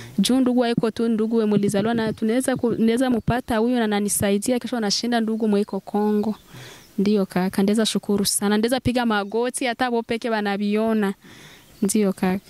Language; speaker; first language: Swahili; native; Swahili